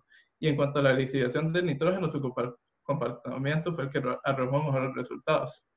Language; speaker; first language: Spanish; native; Spanish